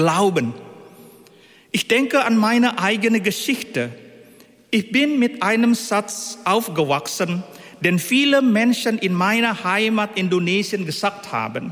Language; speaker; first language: German; non-native, fluent; Indonesian